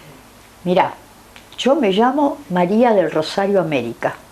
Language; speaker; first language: Spanish; native; Spanish